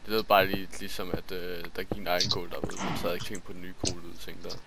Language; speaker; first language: Danish; native; Danish